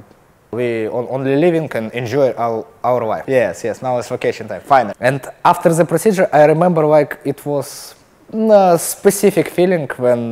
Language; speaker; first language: English; non-native, learner; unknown